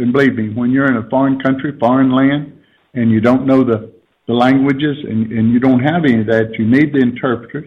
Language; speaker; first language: English; native; English